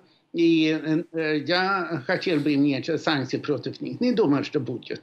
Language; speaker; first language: Russian; non-native, fluent; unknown